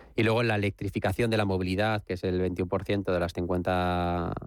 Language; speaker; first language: Spanish; native; Spanish